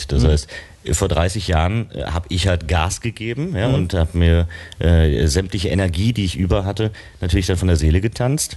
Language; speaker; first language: German; native; German